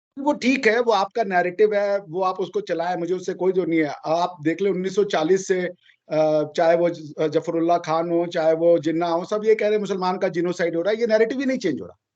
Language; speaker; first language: Hindi; native; Hindi